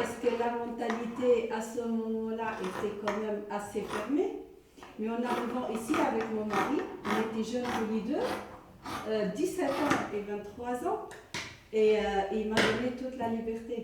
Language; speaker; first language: French; early bilingual, other home language; Arabic